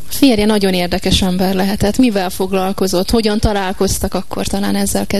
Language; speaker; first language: Hungarian; native; Hungarian